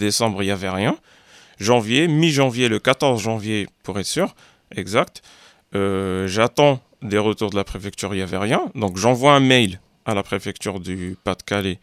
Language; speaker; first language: French; non-native, local second language; Arabic